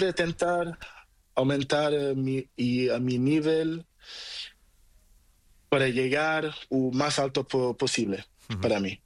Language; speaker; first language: Spanish; non-native, learner; Portuguese